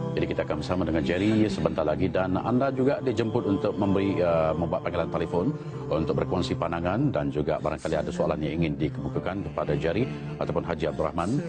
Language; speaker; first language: Malay; native; Malay